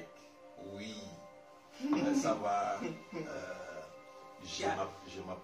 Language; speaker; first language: French; non-native, learner; English